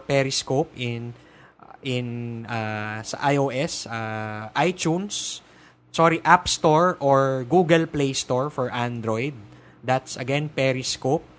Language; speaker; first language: English; non-native, local second language; Filipino